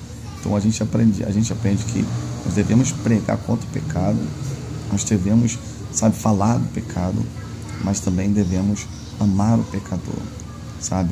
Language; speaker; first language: Portuguese; native; Portuguese